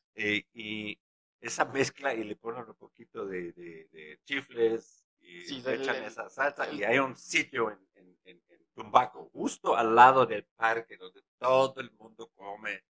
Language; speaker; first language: Spanish; non-native, fluent; German